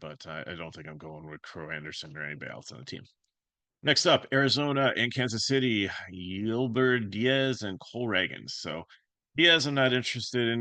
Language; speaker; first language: English; native; English